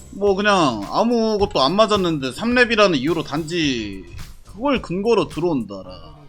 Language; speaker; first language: Korean; native; Korean